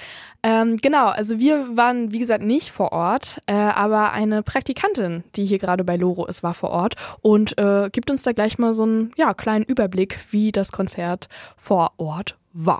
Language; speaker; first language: German; native; German